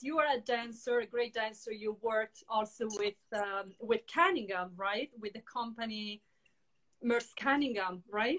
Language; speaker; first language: English; non-native, fluent; Italian